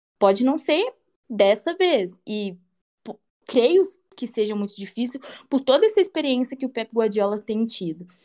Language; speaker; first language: Portuguese; native; Portuguese